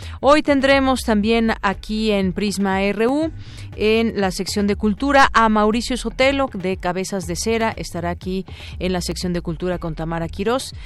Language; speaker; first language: Spanish; native; Spanish